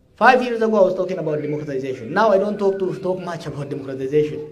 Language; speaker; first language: English; non-native, local second language; Amharic